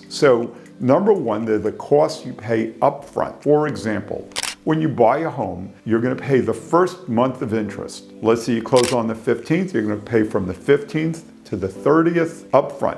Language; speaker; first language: English; native; English